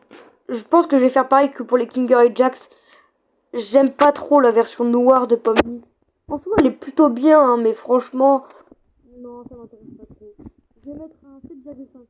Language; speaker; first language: French; native; French